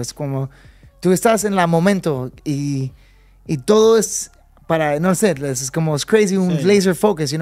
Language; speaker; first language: Spanish; early bilingual, other home language; English